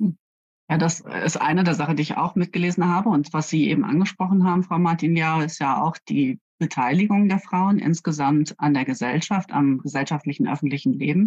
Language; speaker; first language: German; native; German